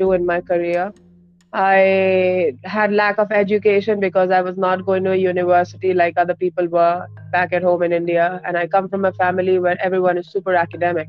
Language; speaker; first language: English; non-native, local second language; Hindi